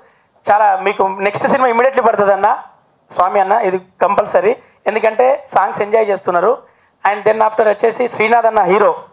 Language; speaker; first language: Telugu; native; Telugu